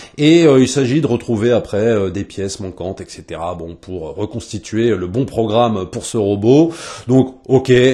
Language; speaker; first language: French; native; French